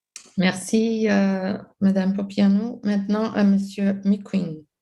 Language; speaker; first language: French; non-native, local second language; English